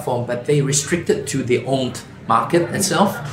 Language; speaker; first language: English; non-native, local second language; Chinese